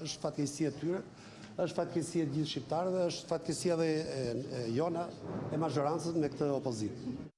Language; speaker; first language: Albanian; native; Albanian